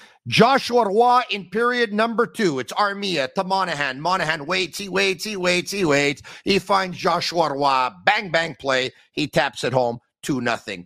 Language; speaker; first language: English; native; English